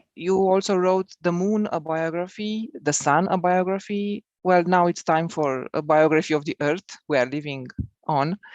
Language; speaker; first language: English; non-native, fluent; Romanian